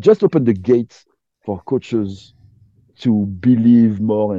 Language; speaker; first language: English; non-native, fluent; French